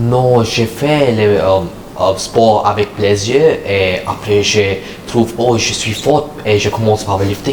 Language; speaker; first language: French; non-native, learner; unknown